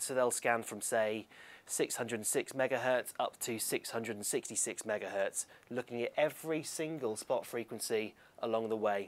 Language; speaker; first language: English; native; English